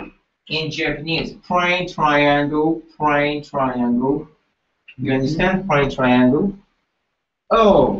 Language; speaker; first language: English; non-native, learner; Japanese